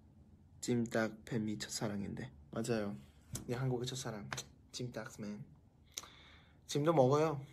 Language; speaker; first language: Korean; non-native, fluent; Thai